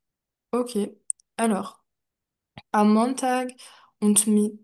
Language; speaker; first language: German; non-native, learner; French